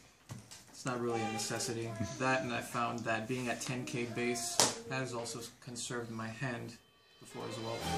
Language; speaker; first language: English; native; English